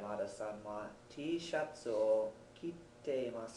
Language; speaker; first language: Japanese; non-native, learner; English